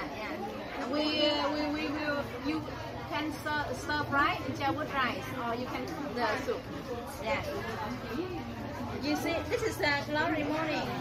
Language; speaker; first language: English; non-native, learner; Vietnamese